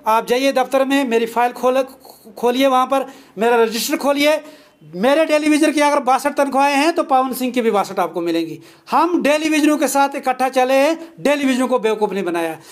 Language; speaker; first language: Hindi; non-native, local second language; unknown